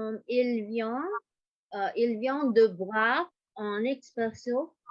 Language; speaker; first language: French; non-native, learner; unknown